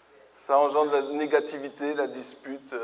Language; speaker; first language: French; native; French